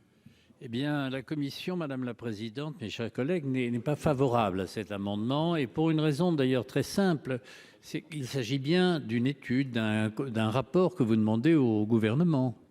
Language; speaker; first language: French; native; French